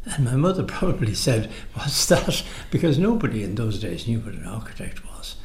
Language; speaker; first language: English; native; English